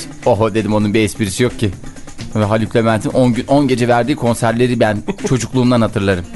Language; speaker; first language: Turkish; native; Turkish